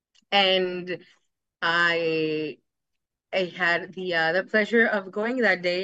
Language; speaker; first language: English; early bilingual, other home language; Spanish